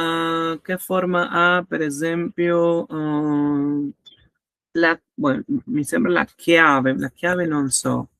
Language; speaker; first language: Italian; non-native, learner; Spanish